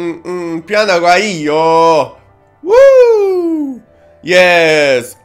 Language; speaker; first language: Japanese; non-native, learner; English